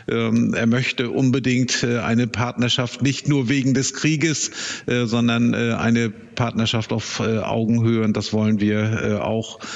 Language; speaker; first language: German; native; German